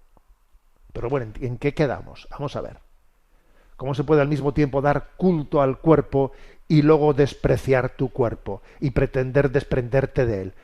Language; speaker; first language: Spanish; native; Spanish